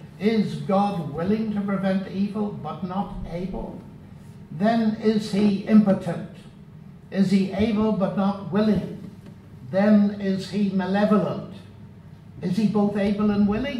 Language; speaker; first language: English; native; English